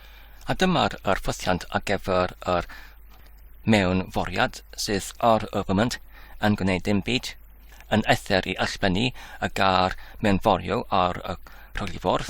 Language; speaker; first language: Welsh; non-native, learner; English